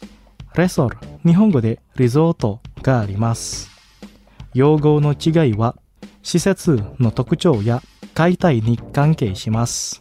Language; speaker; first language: Japanese; non-native, fluent; Indonesian